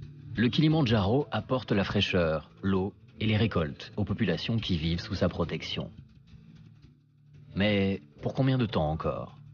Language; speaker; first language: French; native; French